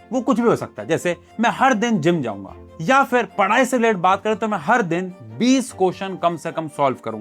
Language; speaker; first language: Hindi; native; Hindi